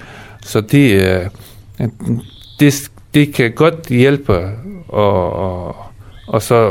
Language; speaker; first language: Danish; non-native, fluent; Persian